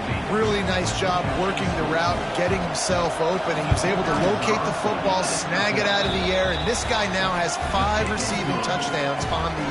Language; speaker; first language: English; native; English